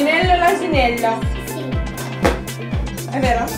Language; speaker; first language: Italian; non-native, fluent; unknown